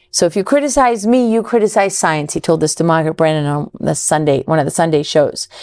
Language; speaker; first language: English; native; English